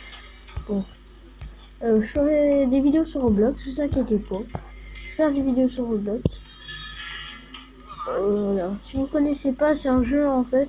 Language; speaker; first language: French; native; French